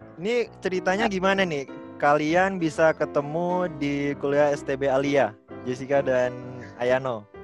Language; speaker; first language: Indonesian; native; Indonesian